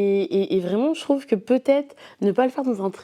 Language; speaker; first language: French; native; French